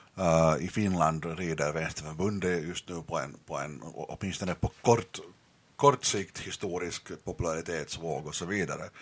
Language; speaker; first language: Swedish; native; Swedish